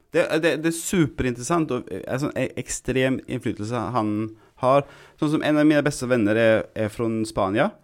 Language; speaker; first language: Norwegian; native; Norwegian